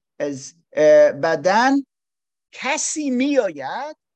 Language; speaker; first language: Persian; non-native, learner; English